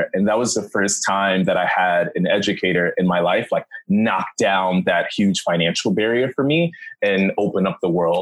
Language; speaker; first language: English; native; English